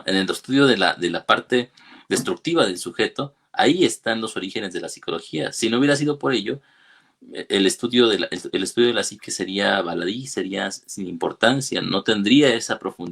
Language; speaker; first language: Spanish; native; Spanish